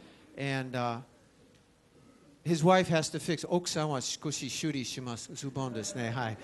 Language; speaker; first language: Japanese; non-native, learner; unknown